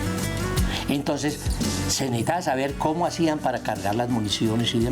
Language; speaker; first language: Spanish; native; Spanish